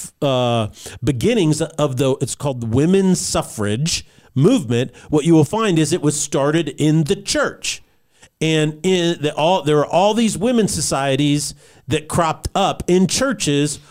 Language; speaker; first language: English; native; English